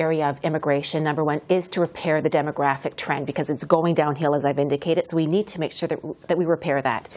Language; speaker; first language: English; native; English